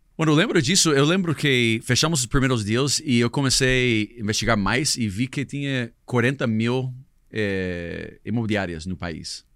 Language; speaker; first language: Portuguese; non-native, fluent; English